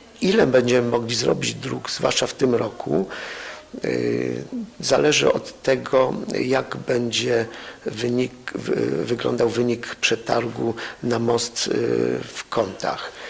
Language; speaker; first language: Polish; native; Polish